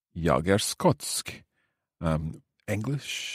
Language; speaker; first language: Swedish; non-native, learner; English